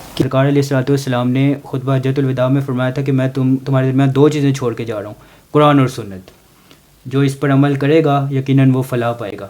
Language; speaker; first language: Urdu; non-native, local second language; Punjabi